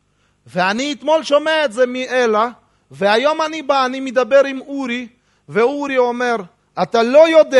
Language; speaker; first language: Hebrew; non-native, fluent; Russian